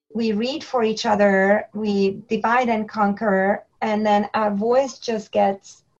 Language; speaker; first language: English; non-native, fluent; Hungarian